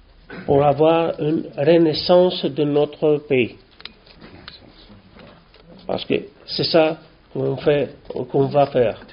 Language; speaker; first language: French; non-native, learner; Greek